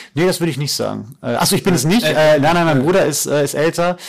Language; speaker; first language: German; native; German